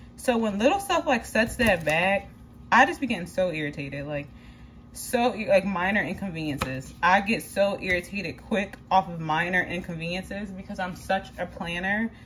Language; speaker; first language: English; native; English